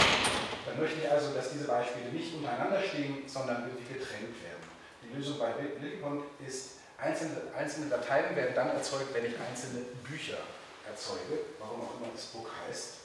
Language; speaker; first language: German; native; German